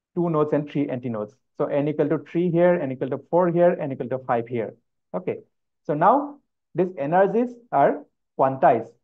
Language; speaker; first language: English; non-native, local second language; Assamese